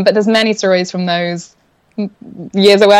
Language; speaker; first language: English; native; English